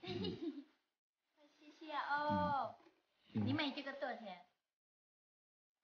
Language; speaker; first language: Chinese; non-native, learner; Lao